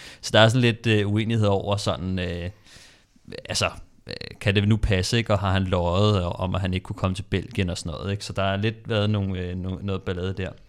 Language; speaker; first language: Danish; native; Danish